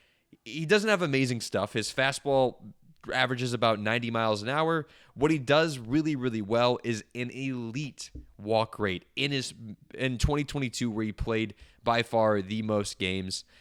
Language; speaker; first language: English; native; English